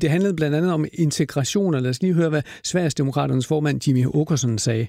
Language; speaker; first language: Danish; native; Danish